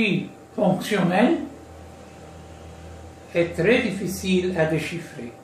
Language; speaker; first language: French; non-native, local second language; Arabic